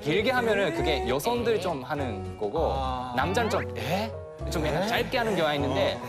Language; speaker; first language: Korean; non-native, fluent; Japanese